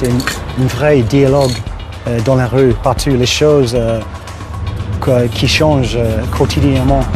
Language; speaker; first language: French; non-native, fluent; English